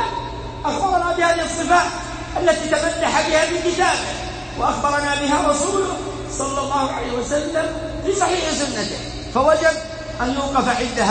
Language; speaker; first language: Arabic; native; Arabic